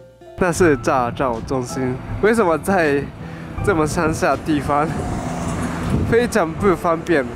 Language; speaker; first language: Chinese; non-native, fluent; Japanese